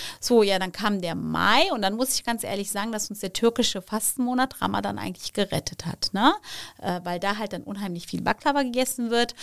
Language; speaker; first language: German; early bilingual, other home language; Turkish